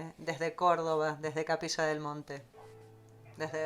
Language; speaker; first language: Spanish; native; Spanish